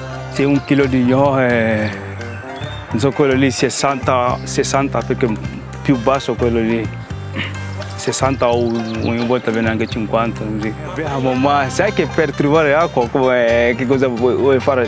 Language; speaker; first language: Italian; non-native, learner; Bambara